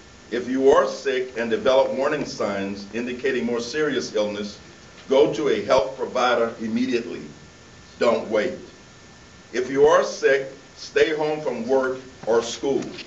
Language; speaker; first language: English; native; English